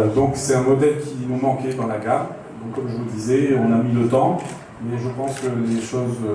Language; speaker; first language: French; non-native, local second language; Arabic